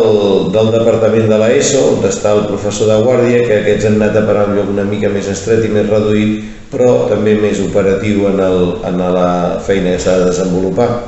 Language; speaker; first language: Catalan; native; Catalan